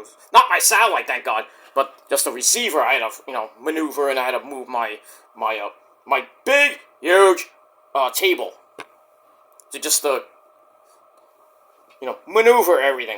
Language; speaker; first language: English; native; English